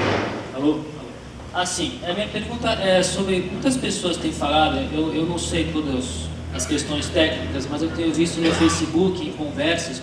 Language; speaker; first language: Portuguese; native; Portuguese